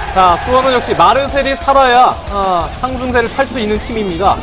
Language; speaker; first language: Korean; native; Korean